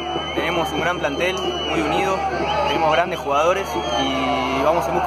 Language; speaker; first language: Spanish; native; Spanish